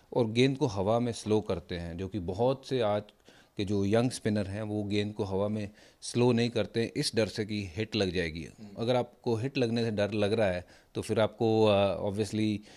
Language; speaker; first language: Hindi; non-native, local second language; Punjabi